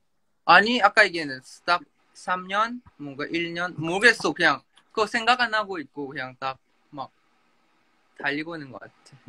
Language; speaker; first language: Korean; non-native, fluent; Thai